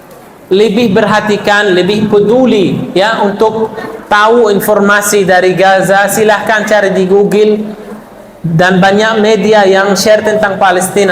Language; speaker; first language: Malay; non-native, fluent; Arabic